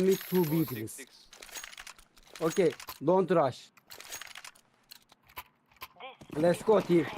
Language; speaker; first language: English; non-native, learner; Turkish